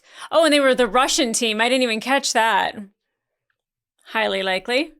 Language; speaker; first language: English; native; English